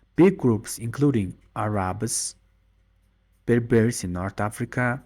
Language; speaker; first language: English; non-native, learner; Mongolian